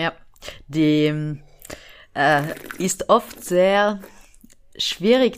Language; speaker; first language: German; non-native, fluent; French